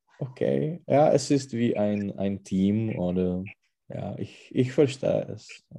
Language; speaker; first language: German; non-native, learner; Czech